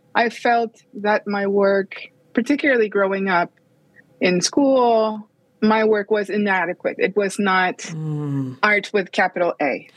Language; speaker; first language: English; non-native, fluent; Spanish